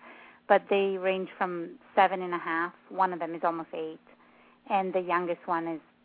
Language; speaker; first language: English; non-native, fluent; Italian